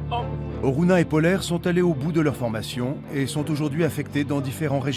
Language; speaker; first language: French; native; French